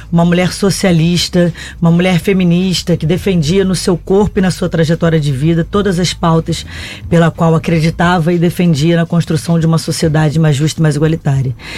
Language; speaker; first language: Portuguese; native; Portuguese